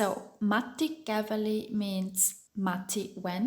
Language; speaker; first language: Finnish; non-native, fluent; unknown